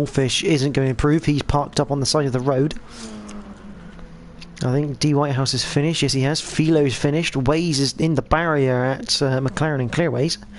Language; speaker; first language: English; native; English